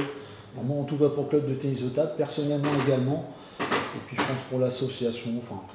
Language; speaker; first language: French; native; French